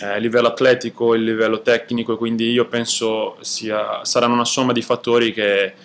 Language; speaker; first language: Italian; non-native, fluent; Portuguese